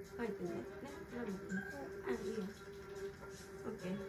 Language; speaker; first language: Japanese; native; Japanese